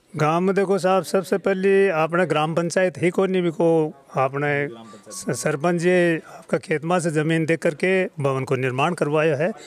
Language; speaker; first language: Hindi; native; Hindi